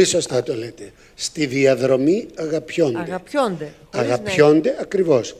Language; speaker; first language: Greek; native; Greek